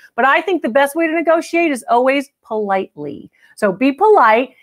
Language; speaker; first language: English; native; English